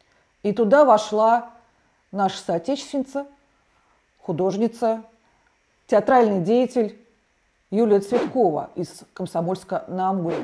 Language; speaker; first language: Russian; native; Russian